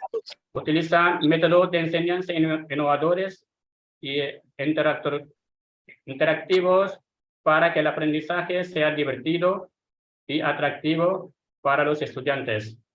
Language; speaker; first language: Spanish; non-native, fluent; Hindi